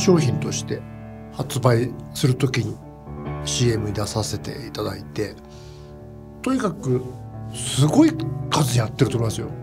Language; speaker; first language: Japanese; native; Japanese